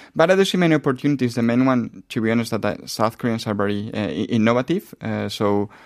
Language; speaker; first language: English; non-native, fluent; Spanish